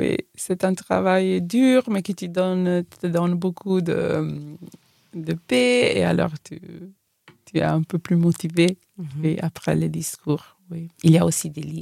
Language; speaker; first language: French; non-native, fluent; Italian